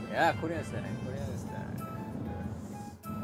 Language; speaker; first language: English; non-native, learner; Korean